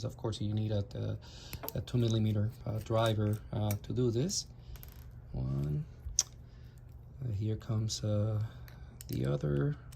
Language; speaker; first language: English; native; English